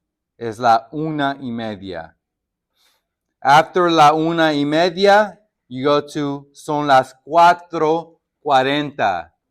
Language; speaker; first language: Spanish; non-native, fluent; English